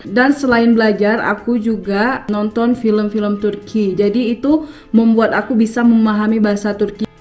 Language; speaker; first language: Indonesian; native; Indonesian